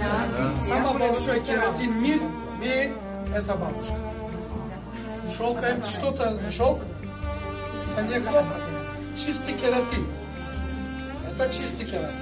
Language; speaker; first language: Russian; non-native, learner; Turkish